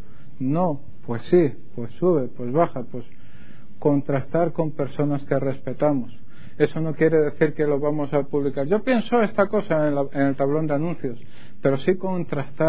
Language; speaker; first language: Spanish; native; Spanish